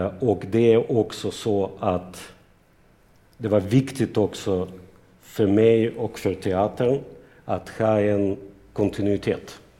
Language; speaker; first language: Swedish; non-native, fluent; Russian